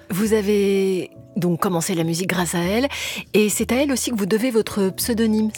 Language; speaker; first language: French; native; French